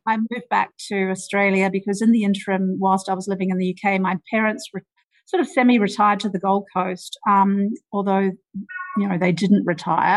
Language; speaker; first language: English; native; English